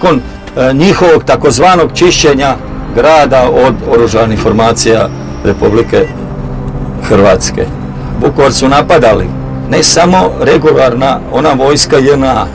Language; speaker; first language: Croatian; native; Croatian